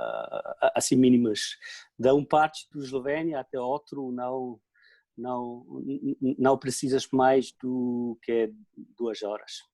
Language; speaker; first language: Portuguese; non-native, fluent; Slovenian